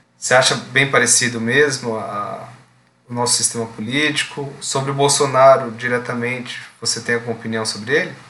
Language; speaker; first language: Portuguese; native; Portuguese